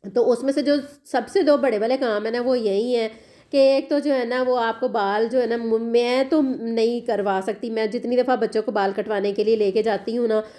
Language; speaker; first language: Urdu; non-native, local second language; Punjabi